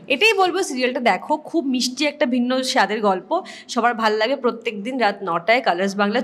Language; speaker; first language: Bangla; native; Bangla